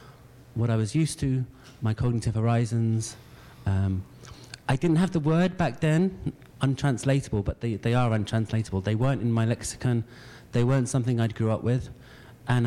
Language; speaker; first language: English; native; English